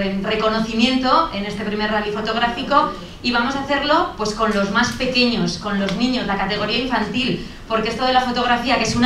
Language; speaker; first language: Spanish; native; Spanish